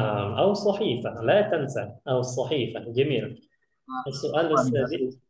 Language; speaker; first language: Arabic; non-native, fluent; Indonesian